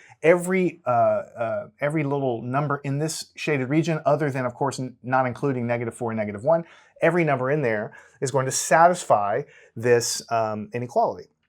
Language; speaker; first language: English; native; English